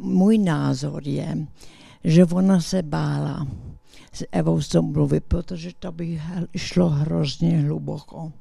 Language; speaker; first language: Czech; early bilingual, heritage; English